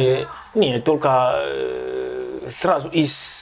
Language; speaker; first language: Russian; non-native, local second language; Ukrainian